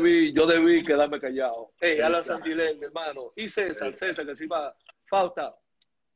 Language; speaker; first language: Spanish; native; Spanish